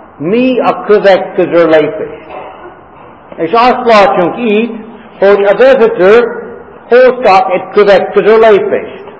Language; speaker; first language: Hungarian; non-native, fluent; English